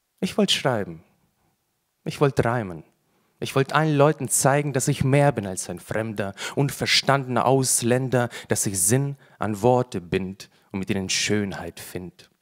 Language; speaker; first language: German; early bilingual, other home language; Russian